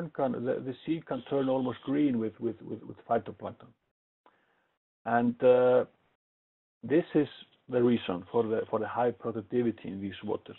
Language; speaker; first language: English; non-native, fluent; Icelandic